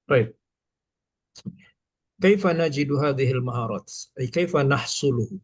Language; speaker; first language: Arabic; non-native, fluent; Malay